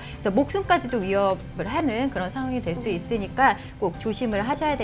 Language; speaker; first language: Korean; native; Korean